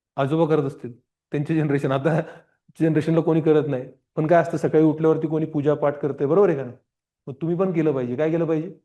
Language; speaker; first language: Marathi; non-native, local second language; Gujarati